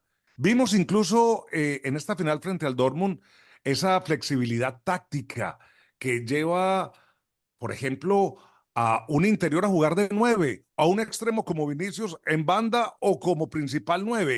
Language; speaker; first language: Spanish; native; Spanish